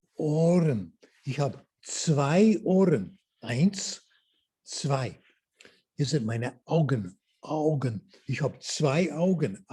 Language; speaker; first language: German; non-native, fluent; English